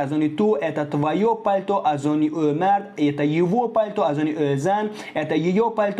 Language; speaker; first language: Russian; non-native, fluent; Tajik